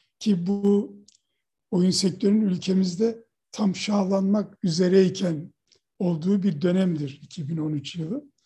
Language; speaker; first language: Turkish; native; Turkish